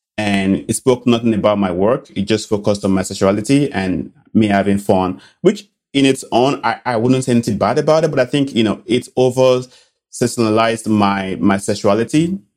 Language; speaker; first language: English; non-native, local second language; Bini